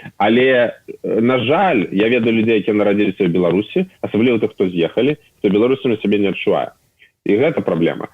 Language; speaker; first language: Belarusian; non-native, local second language; Russian